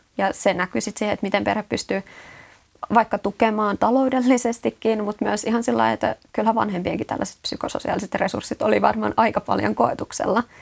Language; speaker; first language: Finnish; native; Finnish